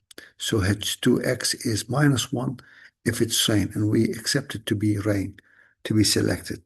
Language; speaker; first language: English; non-native, fluent; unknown